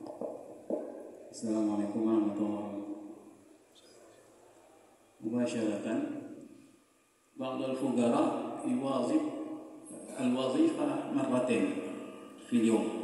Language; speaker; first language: Arabic; non-native, fluent; Indonesian